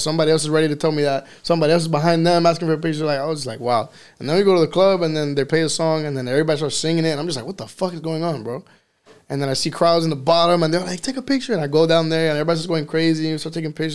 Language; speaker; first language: English; early bilingual, other home language; Spanish